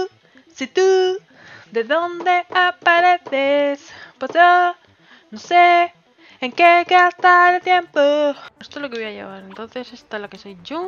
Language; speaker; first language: Spanish; native; Spanish